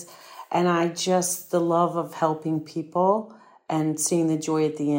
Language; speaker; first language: English; native; English